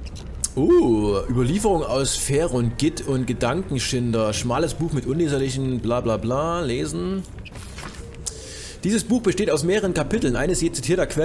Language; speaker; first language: German; native; German